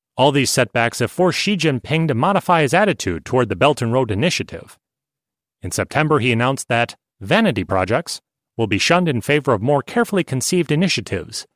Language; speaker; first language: English; non-native, fluent; Hungarian